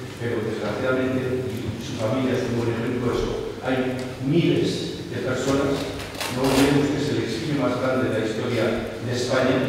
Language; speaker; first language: Spanish; native; Spanish